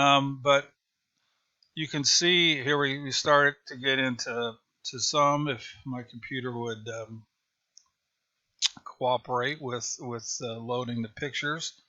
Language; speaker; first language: English; native; English